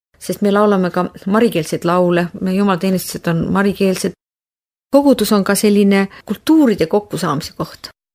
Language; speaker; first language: Estonian; native; Estonian